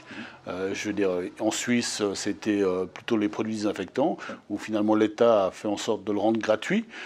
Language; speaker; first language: French; native; French